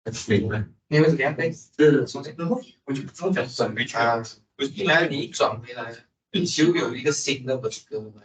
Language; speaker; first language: Chinese; native; Chinese